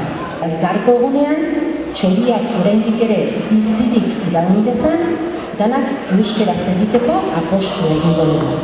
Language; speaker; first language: Basque; native; Basque